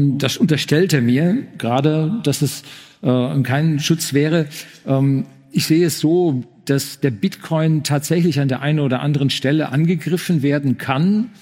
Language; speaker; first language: German; native; German